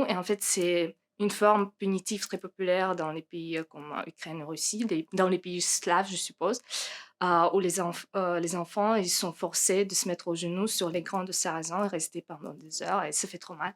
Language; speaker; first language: French; non-native, fluent; Russian